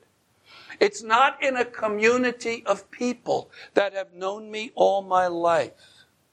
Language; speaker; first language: English; native; English